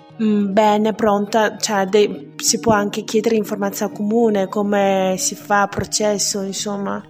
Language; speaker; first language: Italian; non-native, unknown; Chinese